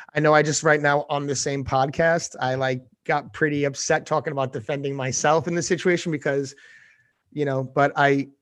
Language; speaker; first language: English; native; English